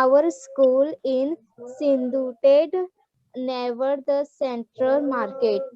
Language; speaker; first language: English; non-native, learner; Hindi